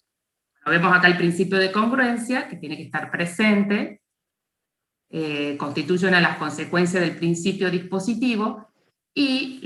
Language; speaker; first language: Spanish; native; Spanish